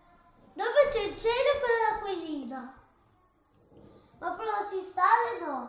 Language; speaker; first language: Italian; early bilingual, other home language; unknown